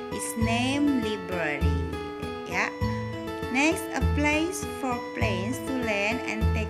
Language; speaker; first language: English; non-native, learner; Indonesian